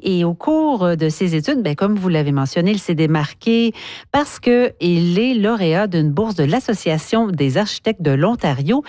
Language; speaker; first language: French; native; French